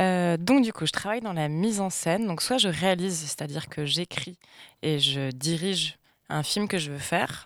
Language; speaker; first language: French; native; French